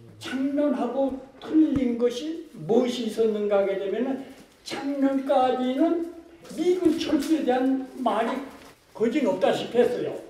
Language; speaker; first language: Korean; native; Korean